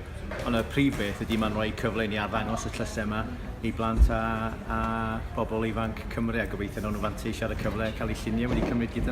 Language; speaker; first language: Welsh; native; Welsh